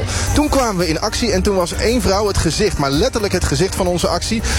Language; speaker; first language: Dutch; native; Dutch